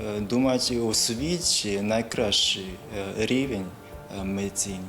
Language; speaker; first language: Ukrainian; non-native, learner; Japanese